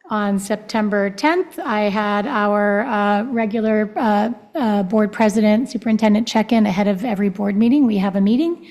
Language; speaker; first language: English; non-native, fluent; Spanish